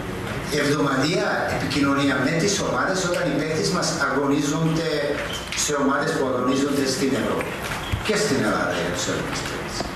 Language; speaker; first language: Greek; non-native, fluent; Serbian